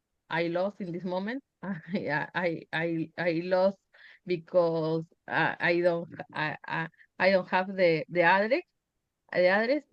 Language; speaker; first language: English; non-native, learner; Spanish